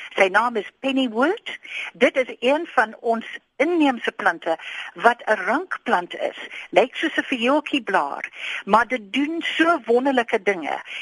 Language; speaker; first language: Afrikaans; non-native, local second language; English